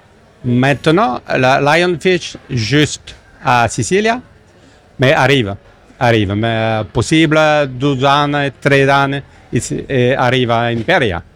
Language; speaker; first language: Italian; non-native, learner; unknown